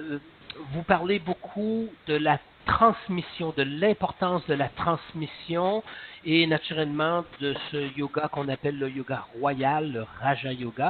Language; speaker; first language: French; native; French